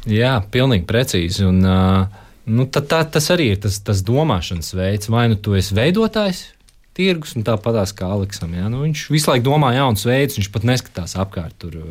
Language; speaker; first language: Latvian; native; Latvian